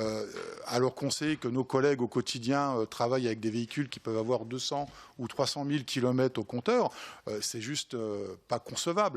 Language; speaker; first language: French; native; French